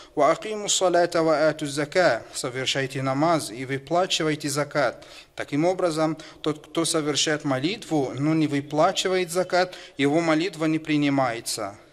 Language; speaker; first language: Russian; non-native, fluent; Arabic